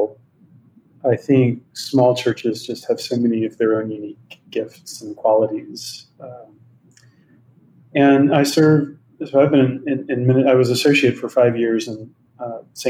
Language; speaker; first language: English; native; English